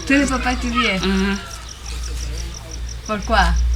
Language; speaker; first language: French; non-native, learner; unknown